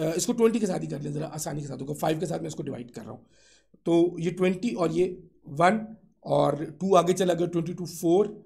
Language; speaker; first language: Urdu; non-native, local second language; Sindhi